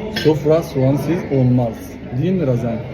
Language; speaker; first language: Turkish; non-native, learner; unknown